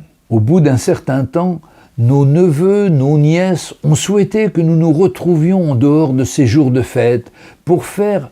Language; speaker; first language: French; native; French